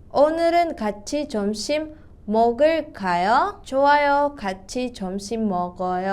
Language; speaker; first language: Korean; non-native, fluent; Indonesian